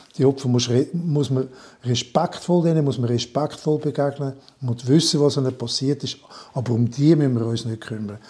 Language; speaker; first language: German; non-native, local second language; French